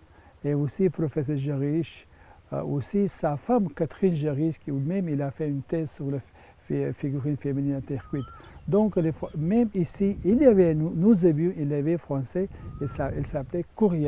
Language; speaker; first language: French; non-native, fluent; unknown